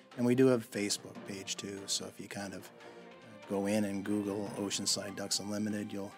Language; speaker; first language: English; native; English